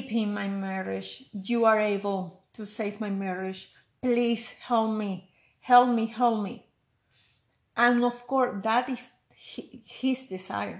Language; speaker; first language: English; non-native, learner; Spanish